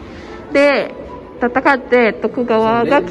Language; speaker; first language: Japanese; non-native, learner; Indonesian